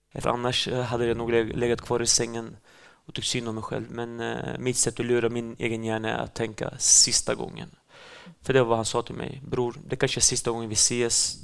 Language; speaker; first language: Swedish; early bilingual, other home language; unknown